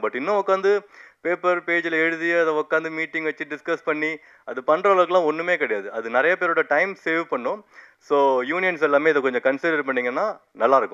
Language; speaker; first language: Tamil; native; Tamil